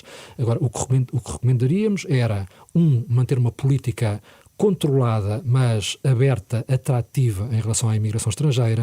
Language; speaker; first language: Portuguese; native; Portuguese